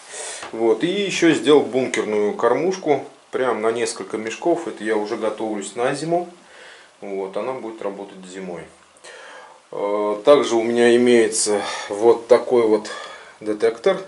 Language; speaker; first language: Russian; native; Russian